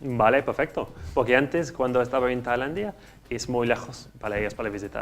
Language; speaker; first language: Spanish; non-native, learner; English